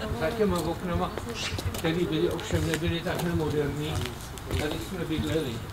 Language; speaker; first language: Czech; native; Czech